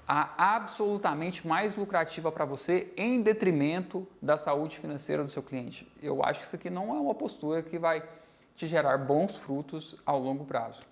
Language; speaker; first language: Portuguese; native; Portuguese